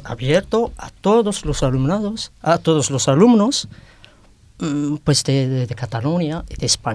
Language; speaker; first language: Spanish; non-native, fluent; Arabic